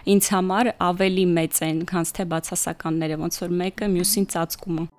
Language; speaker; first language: Armenian; early bilingual, heritage; Armenian